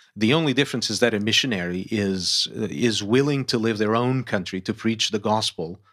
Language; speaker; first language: English; non-native, fluent; Portuguese